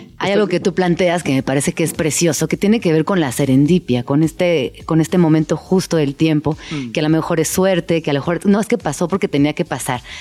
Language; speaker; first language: Spanish; native; Spanish